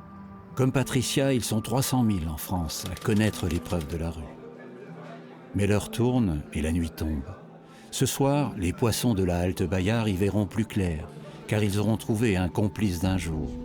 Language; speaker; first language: French; native; French